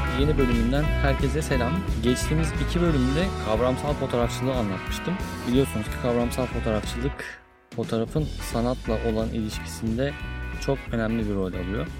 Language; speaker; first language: Turkish; native; Turkish